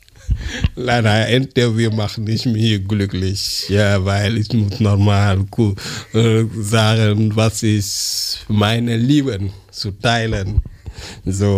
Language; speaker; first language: German; non-native, learner; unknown